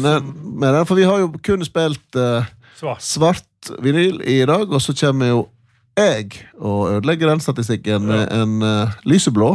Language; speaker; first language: Norwegian; native; Norwegian